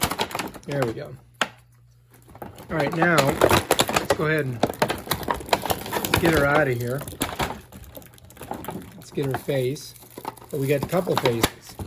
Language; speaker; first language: English; native; English